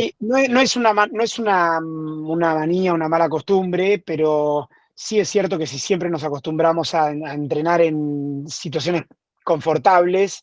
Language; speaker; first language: Spanish; native; Spanish